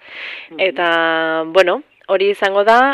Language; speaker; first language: Basque; native; Basque